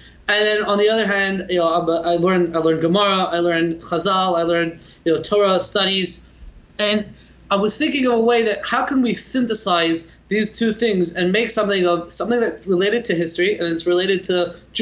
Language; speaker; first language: English; native; English